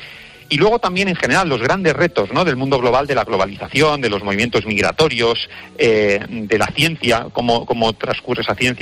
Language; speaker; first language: Spanish; native; Spanish